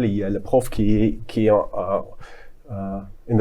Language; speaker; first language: French; non-native, fluent; English